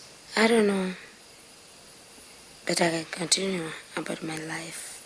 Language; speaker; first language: English; non-native, local second language; Swahili